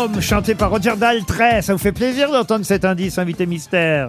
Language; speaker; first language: French; native; French